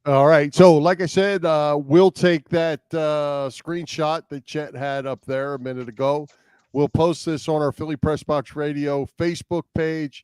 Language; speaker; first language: English; native; English